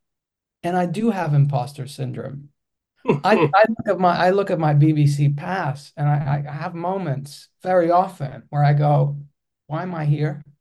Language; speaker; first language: English; non-native, fluent; Greek